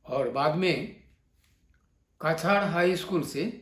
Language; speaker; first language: Hindi; non-native, local second language; Bangla